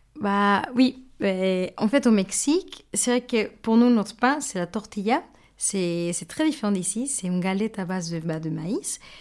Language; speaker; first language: French; non-native, fluent; Spanish